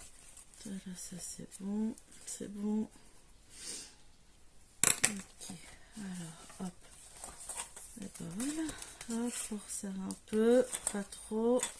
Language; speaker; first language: French; native; French